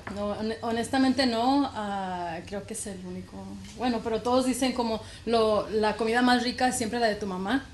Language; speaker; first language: Spanish; early bilingual, heritage; Spanish